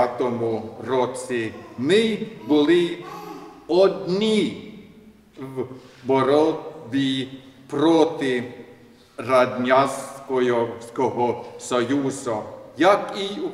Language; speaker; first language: Ukrainian; non-native, learner; Swedish